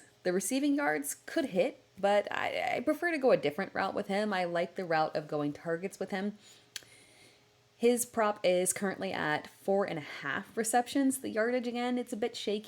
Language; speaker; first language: English; native; English